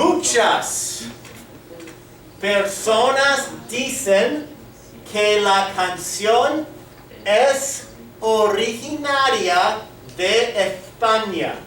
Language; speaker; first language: Spanish; non-native, fluent; English